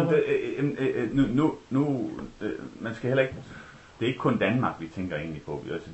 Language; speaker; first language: Danish; native; Danish